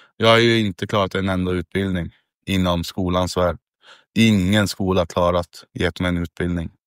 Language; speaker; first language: Swedish; early bilingual, other home language; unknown